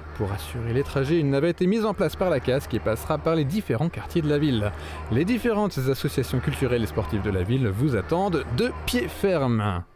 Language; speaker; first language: French; native; French